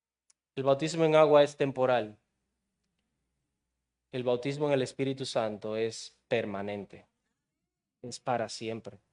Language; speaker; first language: Spanish; native; Spanish